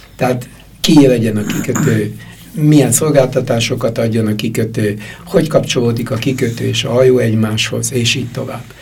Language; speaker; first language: Hungarian; native; Hungarian